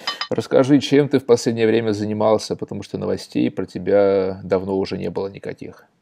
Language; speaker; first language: Russian; native; Russian